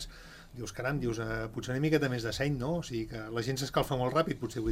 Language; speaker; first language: Catalan; native; Catalan